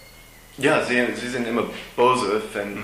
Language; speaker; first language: German; non-native, learner; English